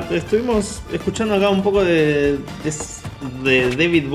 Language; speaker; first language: Spanish; native; Spanish